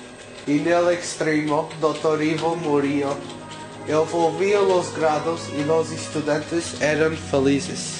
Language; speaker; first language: Spanish; non-native, learner; English